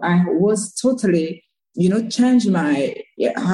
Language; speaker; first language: English; non-native, learner; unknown